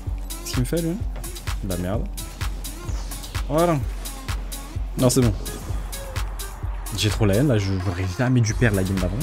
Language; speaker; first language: French; native; French